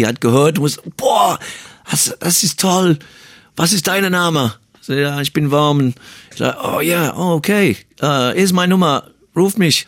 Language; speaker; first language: German; non-native, learner; English